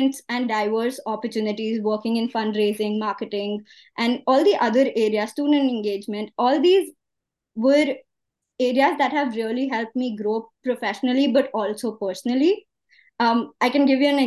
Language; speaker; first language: English; non-native, local second language; Hindi